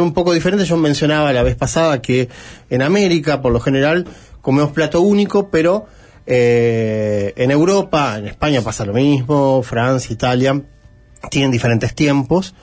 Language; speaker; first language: Spanish; native; Spanish